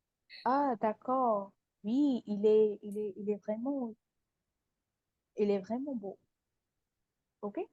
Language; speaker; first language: French; non-native, fluent; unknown